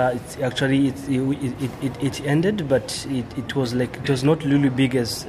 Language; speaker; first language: English; non-native, local second language; Kinyarwanda